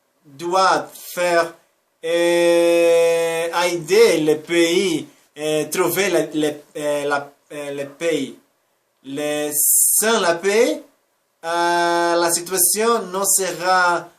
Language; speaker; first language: French; non-native, learner; Spanish